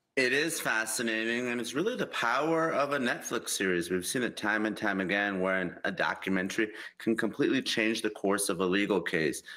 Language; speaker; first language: English; native; English